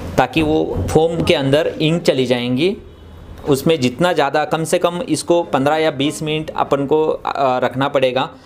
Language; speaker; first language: Hindi; non-native, local second language; Marathi